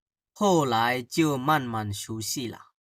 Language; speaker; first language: Chinese; non-native, fluent; Bangla